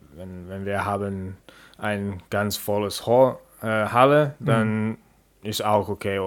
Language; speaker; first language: German; non-native, learner; English